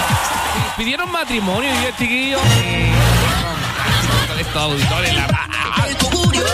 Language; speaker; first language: Spanish; native; Spanish